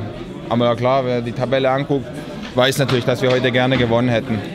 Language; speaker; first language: German; native; German